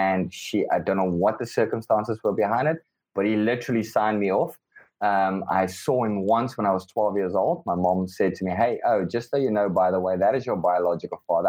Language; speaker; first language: English; non-native, local second language; Afrikaans